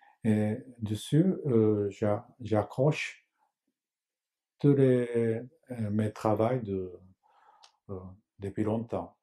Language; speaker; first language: French; non-native, learner; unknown